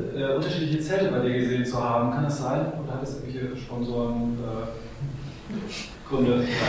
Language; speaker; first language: German; early bilingual, other home language; Russian